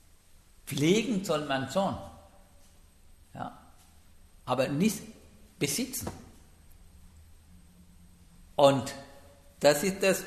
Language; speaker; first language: German; non-native, learner; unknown